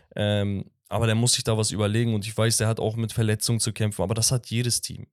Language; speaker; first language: German; early bilingual, other home language; Turkish